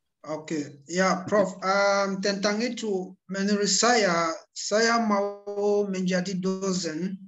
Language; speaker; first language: Indonesian; non-native, learner; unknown